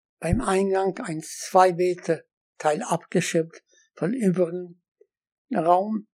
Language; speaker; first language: German; non-native, fluent; Polish